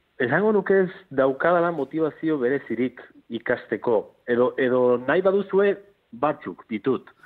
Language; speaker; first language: Basque; early bilingual, other home language; Galician